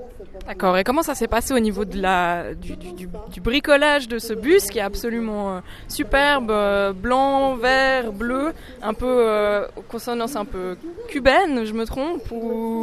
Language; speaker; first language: French; native; French